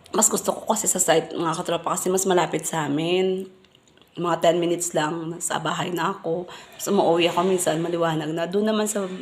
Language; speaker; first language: Filipino; non-native, local second language; Cebuano